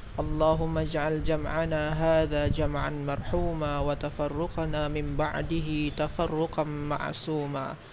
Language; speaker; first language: Malay; native; Malay